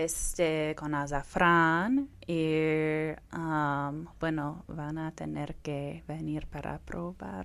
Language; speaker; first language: Spanish; non-native, fluent; English